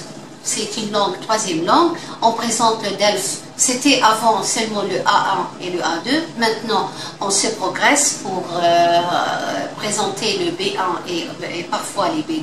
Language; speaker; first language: French; non-native, fluent; Arabic